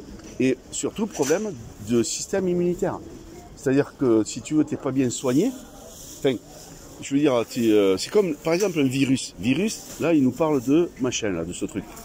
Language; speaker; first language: French; native; French